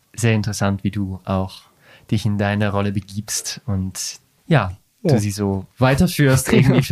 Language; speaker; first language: German; native; German